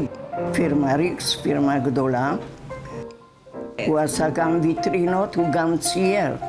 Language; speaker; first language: Hebrew; non-native, fluent; Czech